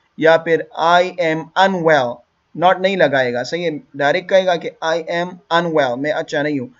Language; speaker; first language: Urdu; non-native, local second language; Pashto